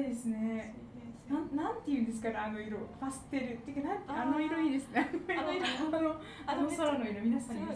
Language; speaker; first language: Japanese; native; Japanese